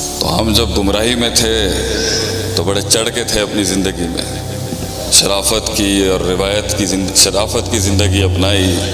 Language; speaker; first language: Urdu; non-native, local second language; Punjabi